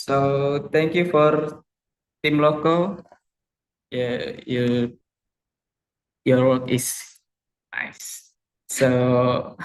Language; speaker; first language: English; non-native, learner; Indonesian